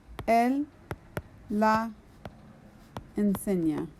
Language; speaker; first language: Spanish; non-native, fluent; English